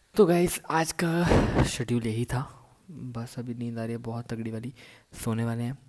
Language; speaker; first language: Hindi; non-native, local second language; Punjabi